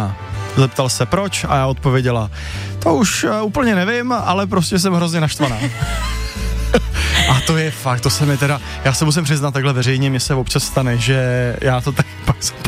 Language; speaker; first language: Czech; native; Czech